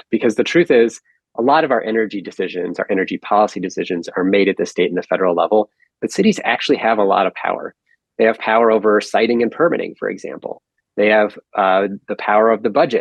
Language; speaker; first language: English; native; English